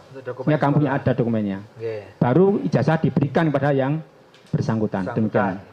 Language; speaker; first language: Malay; non-native, local second language; Javanese